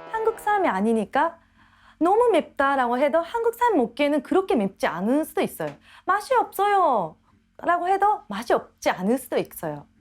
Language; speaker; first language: Korean; non-native, fluent; Japanese